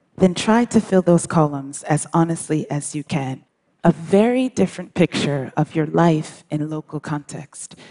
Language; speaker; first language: English; native; English